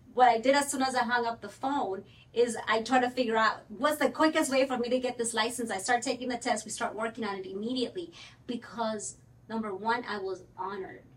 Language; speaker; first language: English; early bilingual, other home language; Spanish